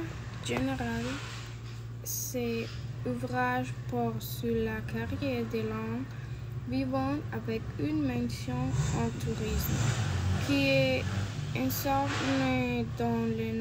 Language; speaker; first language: French; non-native, learner; Spanish